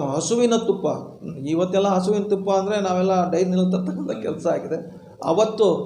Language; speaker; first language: Kannada; non-native, local second language; Lambadi